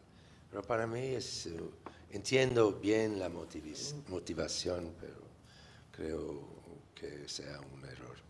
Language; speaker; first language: Spanish; non-native, fluent; English